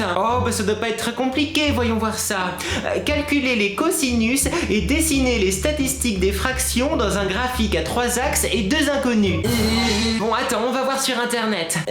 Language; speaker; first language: French; native; French